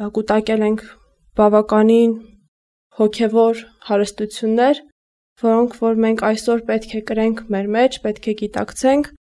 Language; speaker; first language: Armenian; native; Armenian